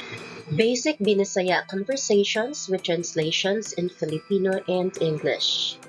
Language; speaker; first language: English; non-native, local second language; Cebuano